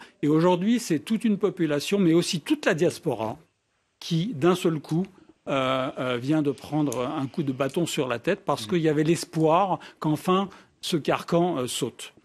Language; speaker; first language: French; native; French